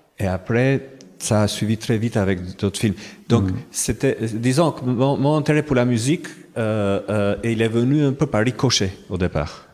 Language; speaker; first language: French; non-native, fluent; Albanian